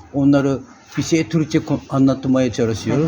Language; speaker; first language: Turkish; non-native, learner; Japanese